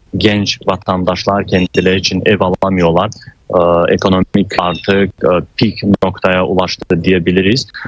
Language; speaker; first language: Turkish; non-native, fluent; Azerbaijani